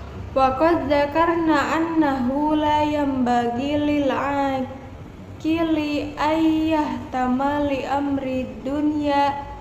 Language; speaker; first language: Arabic; non-native, learner; Indonesian